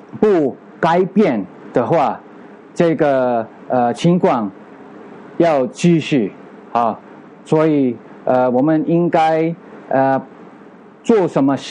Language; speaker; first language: Chinese; non-native, fluent; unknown